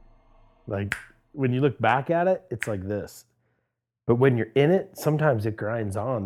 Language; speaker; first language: English; native; English